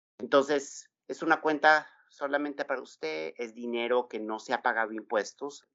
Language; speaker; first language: Spanish; native; Spanish